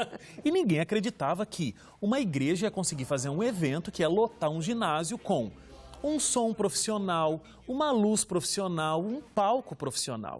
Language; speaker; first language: Portuguese; native; Portuguese